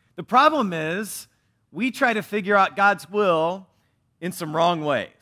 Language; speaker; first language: English; native; English